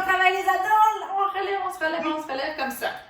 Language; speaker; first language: French; native; French